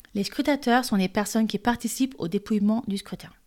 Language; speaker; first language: French; native; French